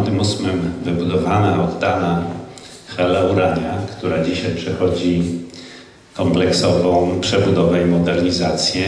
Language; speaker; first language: Polish; native; Polish